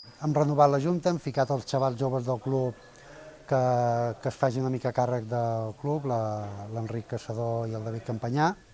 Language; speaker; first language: Catalan; native; Catalan